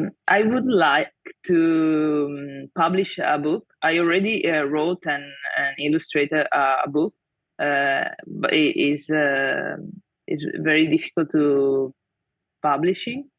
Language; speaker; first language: English; non-native, fluent; Italian